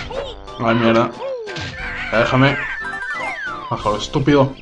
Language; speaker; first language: Spanish; native; Spanish